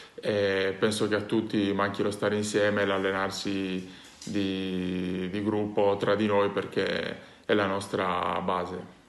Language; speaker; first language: Italian; native; Italian